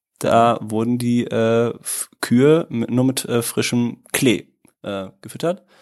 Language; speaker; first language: German; early bilingual, other home language; Italian